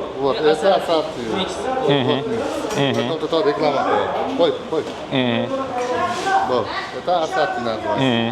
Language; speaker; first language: Russian; non-native, local second language; Uzbek